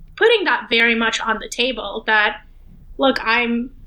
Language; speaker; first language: English; non-native, local second language; Hindi